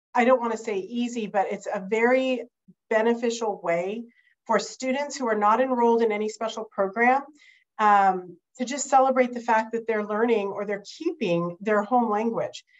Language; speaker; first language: English; native; English